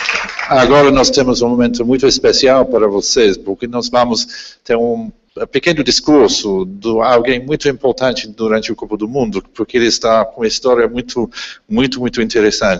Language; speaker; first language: Portuguese; non-native, fluent; English